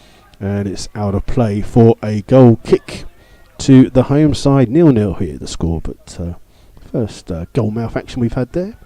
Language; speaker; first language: English; native; English